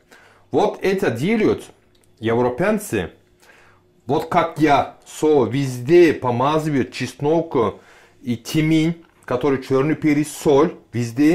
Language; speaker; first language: Russian; non-native, learner; Turkish